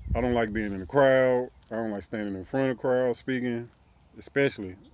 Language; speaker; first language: English; native; English